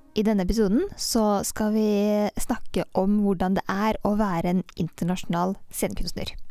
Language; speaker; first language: Norwegian; native; Norwegian